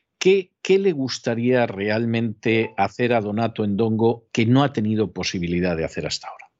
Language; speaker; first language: Spanish; native; Spanish